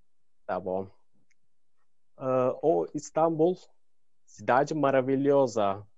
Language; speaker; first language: Portuguese; non-native, learner; Turkish